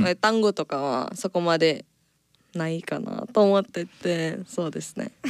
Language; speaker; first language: Japanese; non-native, fluent; Indonesian